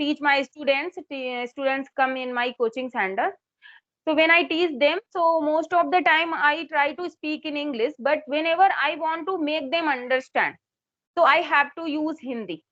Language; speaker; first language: English; non-native, local second language; Hindi